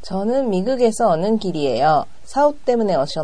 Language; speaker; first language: Korean; non-native, learner; Japanese